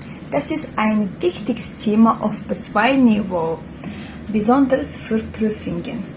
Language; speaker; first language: German; non-native, fluent; Uzbek